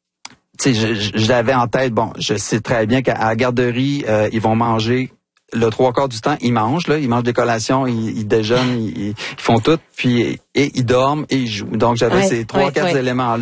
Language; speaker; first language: French; native; French